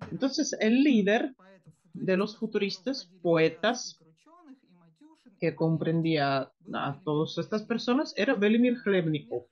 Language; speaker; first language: Spanish; non-native, fluent; Russian